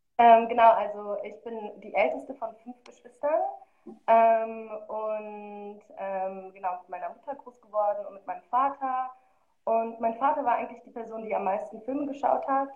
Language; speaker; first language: German; early bilingual, other home language; Arabic